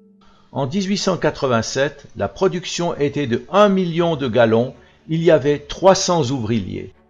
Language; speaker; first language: French; native; French